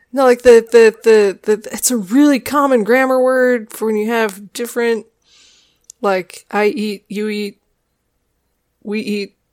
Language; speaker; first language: English; native; English